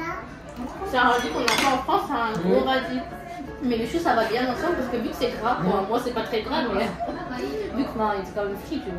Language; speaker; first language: French; native; French